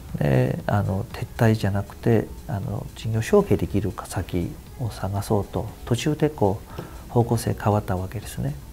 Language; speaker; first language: Japanese; non-native, fluent; Chinese